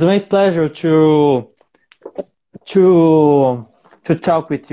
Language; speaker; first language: English; non-native, learner; Portuguese